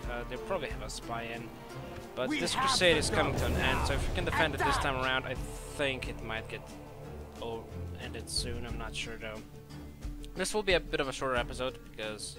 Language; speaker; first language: English; native; English